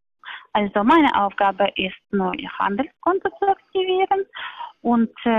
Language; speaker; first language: German; non-native, learner; Polish